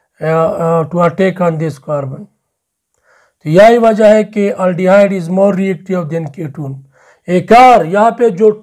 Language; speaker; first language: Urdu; non-native, local second language; Pashto